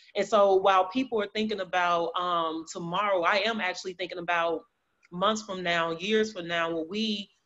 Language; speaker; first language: English; native; English